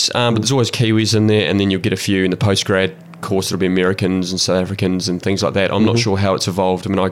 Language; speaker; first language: English; native; English